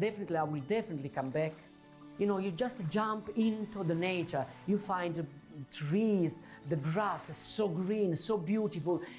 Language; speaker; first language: English; non-native, fluent; Italian